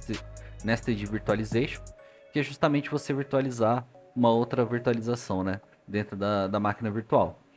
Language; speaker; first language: Portuguese; native; Portuguese